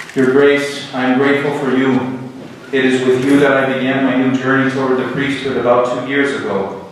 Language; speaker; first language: English; early bilingual, other home language; Greek